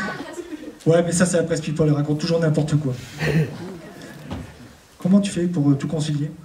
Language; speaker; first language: French; native; French